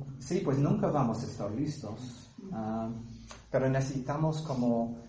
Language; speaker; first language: Spanish; non-native, fluent; English